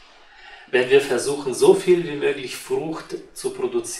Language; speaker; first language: German; non-native, fluent; Russian